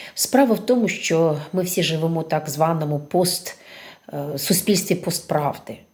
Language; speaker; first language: Ukrainian; non-native, local second language; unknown